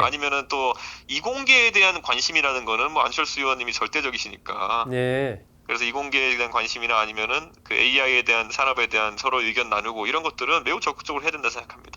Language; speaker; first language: Korean; native; Korean